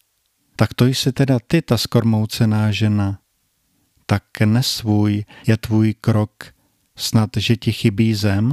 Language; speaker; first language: Czech; native; Czech